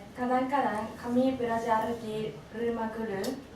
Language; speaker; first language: Indonesian; non-native, learner; Japanese